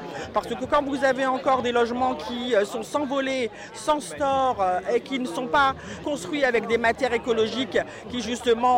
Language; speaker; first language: French; native; French